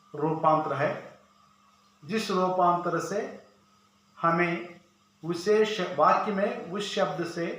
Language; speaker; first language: Hindi; non-native, local second language; Telugu